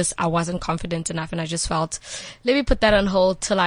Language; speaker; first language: English; non-native, local second language; Northern Sotho